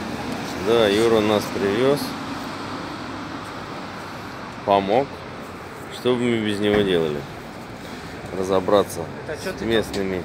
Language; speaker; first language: Russian; native; Russian